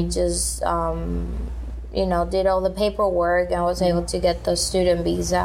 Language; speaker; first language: English; non-native, fluent; Spanish